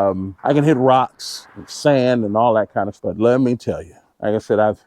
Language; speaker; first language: English; native; English